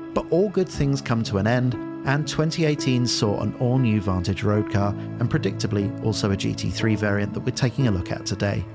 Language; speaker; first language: English; native; English